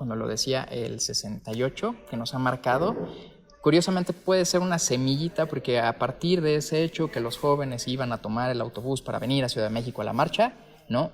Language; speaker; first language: Spanish; native; Spanish